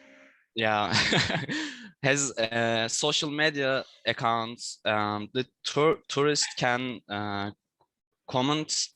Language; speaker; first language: English; non-native, learner; Turkish